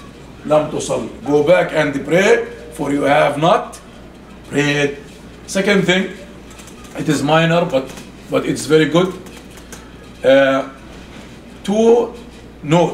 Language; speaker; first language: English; non-native, fluent; Arabic